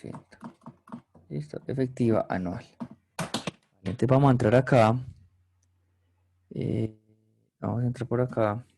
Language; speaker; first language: Spanish; native; Spanish